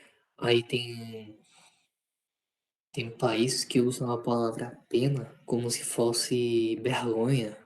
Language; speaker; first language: Portuguese; non-native, fluent; Spanish